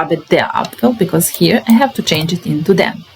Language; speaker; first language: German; non-native, fluent; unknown